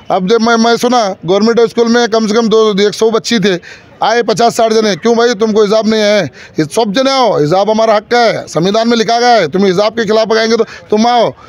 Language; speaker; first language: Hindi; native; Hindi